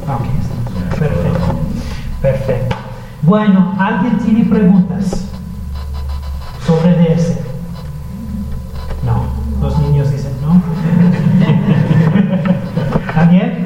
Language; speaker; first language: Spanish; non-native, learner; English